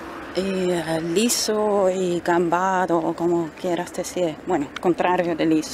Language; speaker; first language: Spanish; non-native, fluent; German